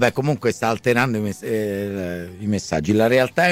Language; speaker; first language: Italian; native; Italian